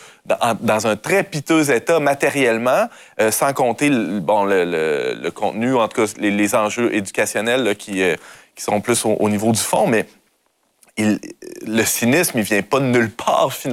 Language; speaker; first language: French; native; French